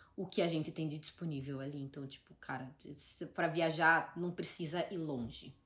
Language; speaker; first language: Portuguese; native; Portuguese